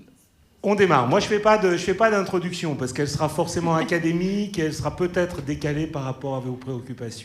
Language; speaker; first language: French; native; French